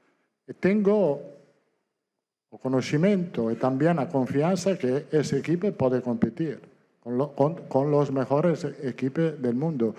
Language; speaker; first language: Portuguese; non-native, fluent; Italian